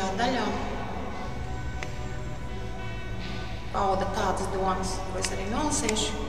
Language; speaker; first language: Latvian; native; Latvian